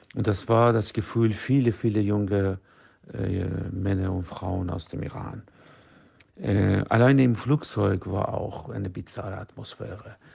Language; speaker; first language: German; non-native, fluent; Persian